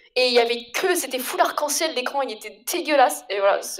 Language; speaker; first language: French; native; French